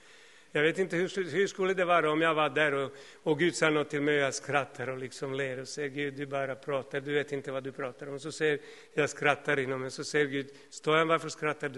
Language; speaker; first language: Swedish; non-native, fluent; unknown